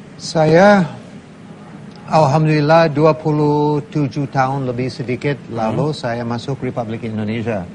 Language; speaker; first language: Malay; non-native, fluent; English